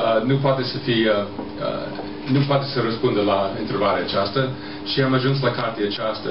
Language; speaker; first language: Romanian; non-native, fluent; English